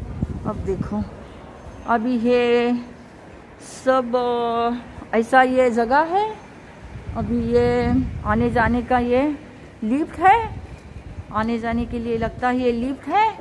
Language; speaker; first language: Hindi; non-native, local second language; Marathi